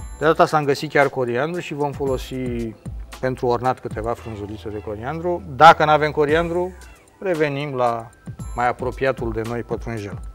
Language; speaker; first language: Romanian; native; Romanian